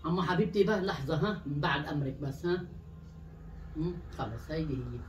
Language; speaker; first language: Arabic; native; Arabic